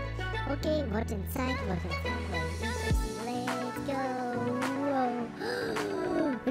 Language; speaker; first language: English; non-native, learner; Russian